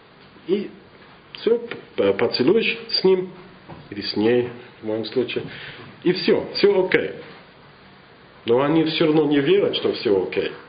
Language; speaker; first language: Russian; non-native, fluent; English